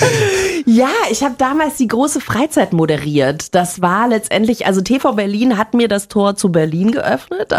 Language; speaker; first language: German; native; German